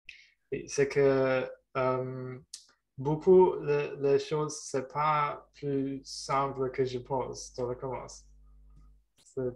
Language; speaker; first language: French; non-native, learner; German